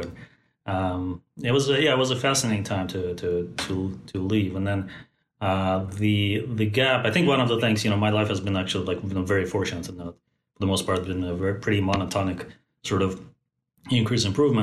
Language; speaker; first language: English; non-native, fluent; Russian